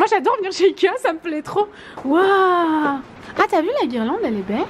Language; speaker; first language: French; native; French